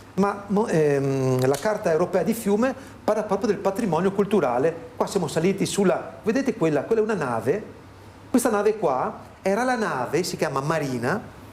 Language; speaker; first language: Italian; native; Italian